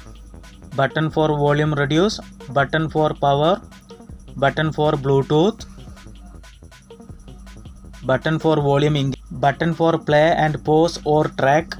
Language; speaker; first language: English; non-native, local second language; Malayalam